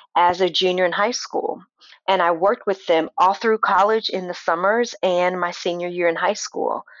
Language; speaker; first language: English; native; English